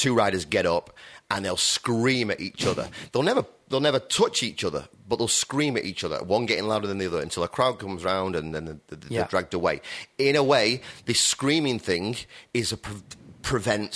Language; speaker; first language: English; native; English